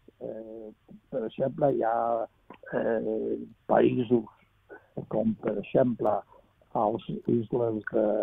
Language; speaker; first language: Catalan; non-native, fluent; English